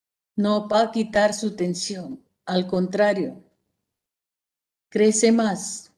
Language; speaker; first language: Spanish; non-native, fluent; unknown